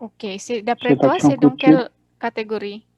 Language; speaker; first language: French; non-native, fluent; Indonesian